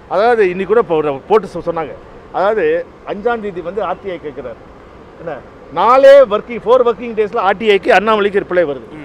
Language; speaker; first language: Tamil; native; Tamil